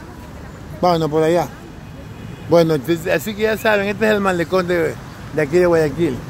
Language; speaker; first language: Spanish; native; Spanish